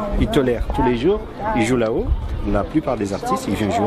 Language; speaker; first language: French; native; French